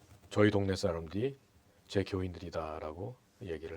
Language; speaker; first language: Korean; native; Korean